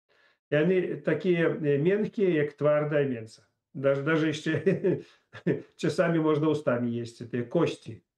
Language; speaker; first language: Polish; non-native, fluent; Russian